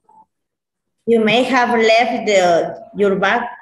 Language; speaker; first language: English; non-native, learner; Spanish